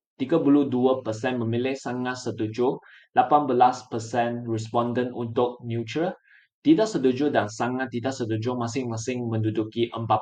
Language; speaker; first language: Malay; non-native, local second language; Chinese